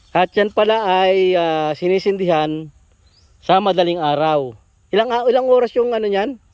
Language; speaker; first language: Filipino; native; Filipino